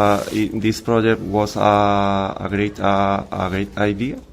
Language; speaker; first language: English; non-native, learner; Spanish